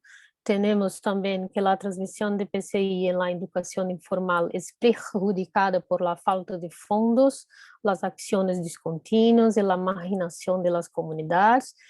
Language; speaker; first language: Spanish; non-native, fluent; Portuguese